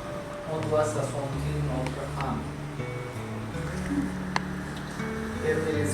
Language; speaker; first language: French; non-native, learner; Hindi